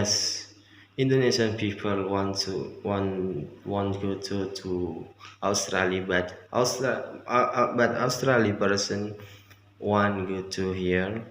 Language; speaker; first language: English; non-native, learner; Indonesian